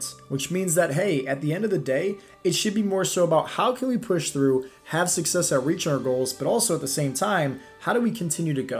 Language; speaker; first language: English; native; English